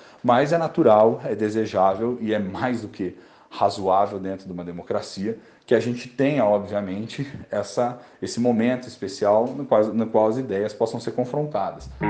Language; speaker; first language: Portuguese; native; Portuguese